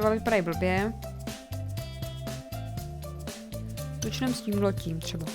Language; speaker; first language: Czech; native; Czech